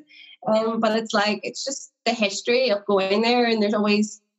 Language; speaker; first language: English; native; English